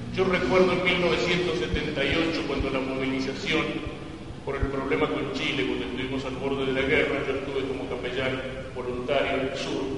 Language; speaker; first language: Spanish; native; Spanish